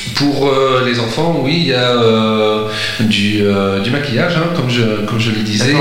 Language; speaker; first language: French; native; French